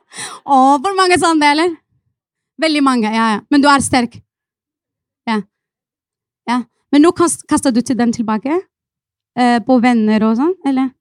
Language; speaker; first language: Norwegian; non-native, fluent; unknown